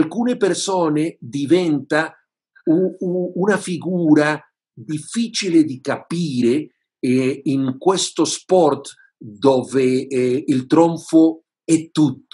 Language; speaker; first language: Italian; non-native, fluent; Spanish